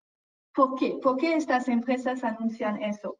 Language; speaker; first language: Spanish; non-native, fluent; French